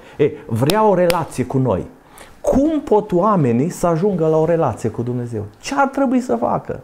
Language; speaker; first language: Romanian; native; Romanian